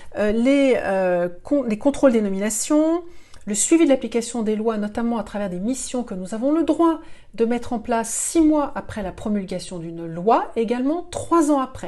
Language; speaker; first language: French; native; French